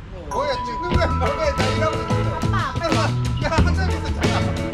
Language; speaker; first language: Korean; native; Korean